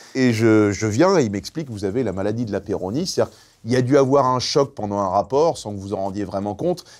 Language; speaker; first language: French; native; French